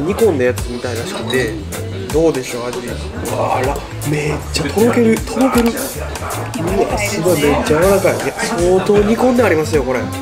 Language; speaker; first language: Japanese; native; Japanese